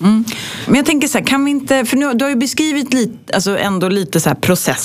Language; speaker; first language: Swedish; native; Swedish